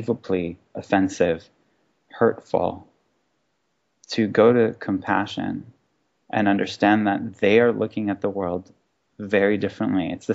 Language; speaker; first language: English; non-native, fluent; Hebrew